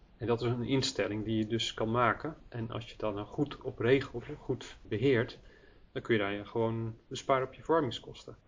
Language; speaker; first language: Dutch; early bilingual, heritage; Dutch